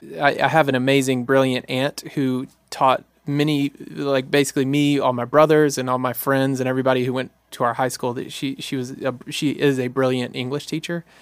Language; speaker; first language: English; native; English